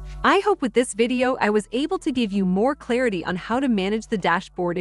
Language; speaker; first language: English; non-native, fluent; Dutch